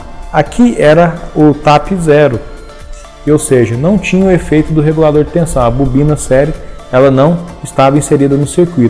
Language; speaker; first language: Portuguese; native; Portuguese